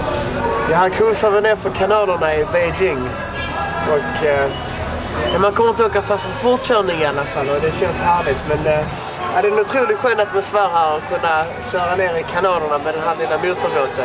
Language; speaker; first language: Swedish; native; Swedish